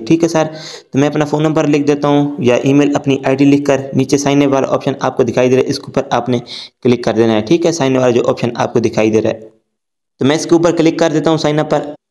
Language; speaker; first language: Urdu; native; Urdu